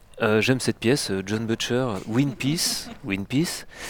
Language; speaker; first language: French; native; French